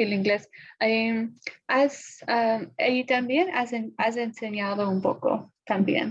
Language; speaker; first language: Spanish; non-native, fluent; English